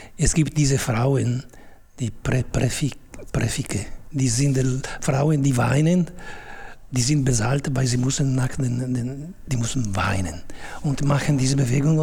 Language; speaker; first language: German; non-native, fluent; Italian